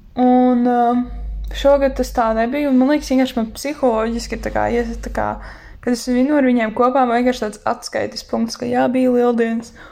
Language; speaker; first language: Latvian; native; Latvian